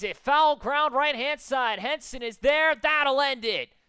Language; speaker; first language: English; native; English